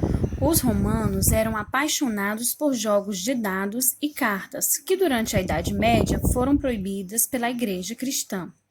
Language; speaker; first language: Portuguese; native; Portuguese